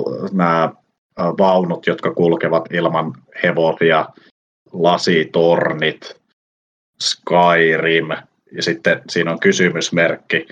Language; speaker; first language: Finnish; native; Finnish